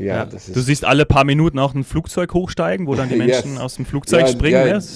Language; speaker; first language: German; native; German